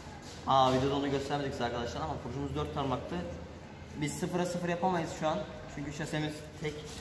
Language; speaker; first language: Turkish; native; Turkish